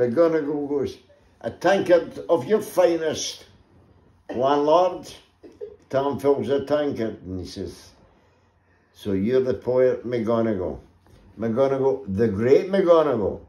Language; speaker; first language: English; native; English